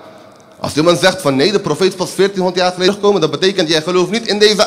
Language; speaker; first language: Dutch; early bilingual, other home language; Urdu